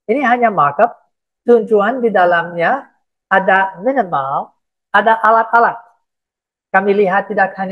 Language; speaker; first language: Indonesian; non-native, fluent; English